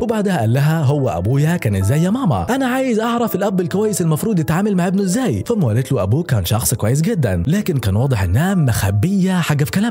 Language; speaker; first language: Arabic; native; Arabic